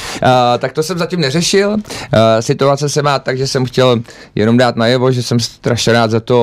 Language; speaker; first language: Czech; native; Czech